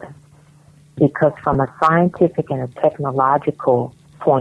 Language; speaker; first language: English; native; English